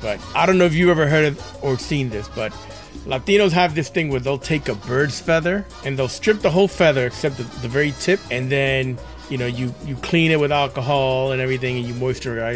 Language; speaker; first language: English; early bilingual, other home language; Spanish